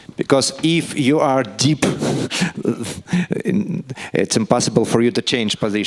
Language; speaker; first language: English; non-native, learner; Russian